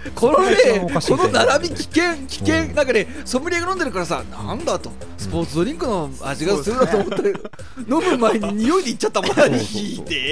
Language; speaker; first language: Japanese; native; Japanese